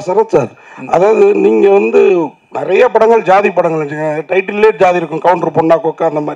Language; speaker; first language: Tamil; native; Tamil